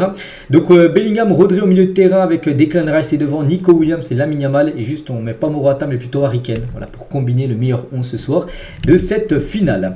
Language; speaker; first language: French; native; French